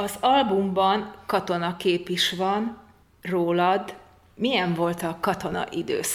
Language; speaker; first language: Hungarian; native; Hungarian